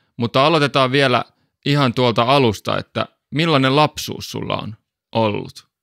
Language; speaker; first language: Finnish; native; Finnish